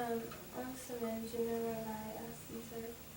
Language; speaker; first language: French; non-native, learner; English